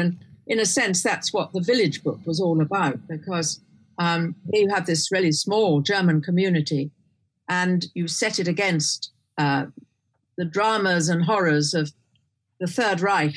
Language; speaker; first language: English; native; English